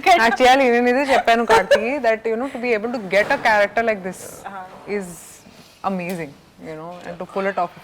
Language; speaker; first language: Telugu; non-native, local second language; Hindi